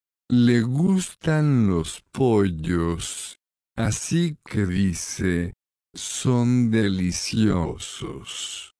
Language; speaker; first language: Spanish; non-native, learner; English